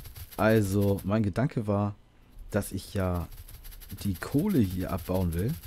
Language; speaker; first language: German; native; German